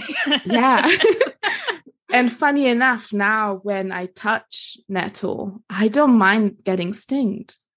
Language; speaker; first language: English; non-native, fluent; Italian